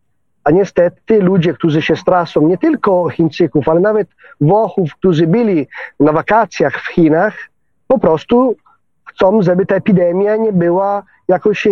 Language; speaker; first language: Polish; non-native, fluent; Italian